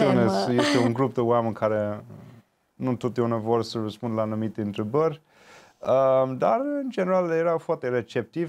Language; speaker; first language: Romanian; non-native, fluent; English